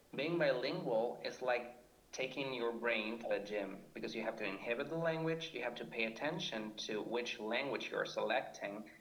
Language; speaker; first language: English; non-native, fluent; Spanish